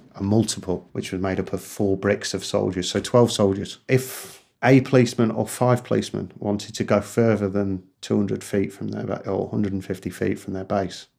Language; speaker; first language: English; native; English